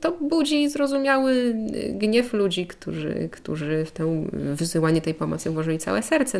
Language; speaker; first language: Polish; native; Polish